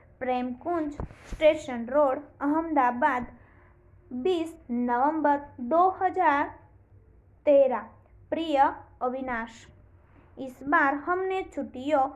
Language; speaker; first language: Hindi; non-native, local second language; Gujarati